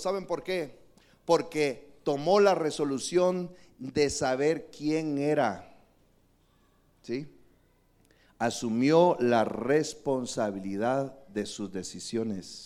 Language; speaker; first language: Spanish; native; Spanish